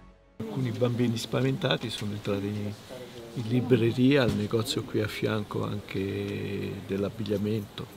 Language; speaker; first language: Italian; native; Italian